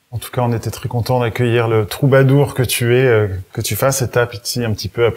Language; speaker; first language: French; native; French